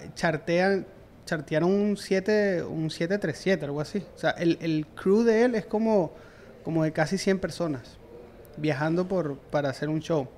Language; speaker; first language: Spanish; native; Spanish